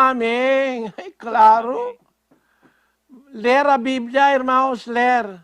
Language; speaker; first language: Portuguese; non-native, fluent; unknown